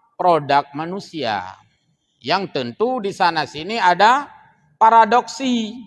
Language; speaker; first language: Malay; non-native, local second language; Achinese